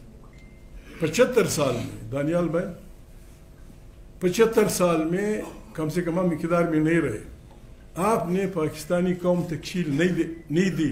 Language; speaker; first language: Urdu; non-native, local second language; Pashto